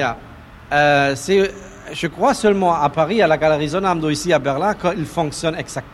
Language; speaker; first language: French; non-native, learner; German